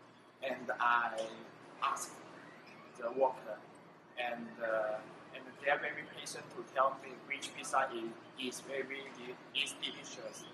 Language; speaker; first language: English; non-native, learner; Chinese